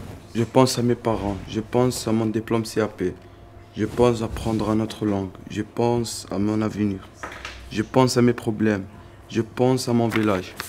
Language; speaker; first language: French; non-native, learner; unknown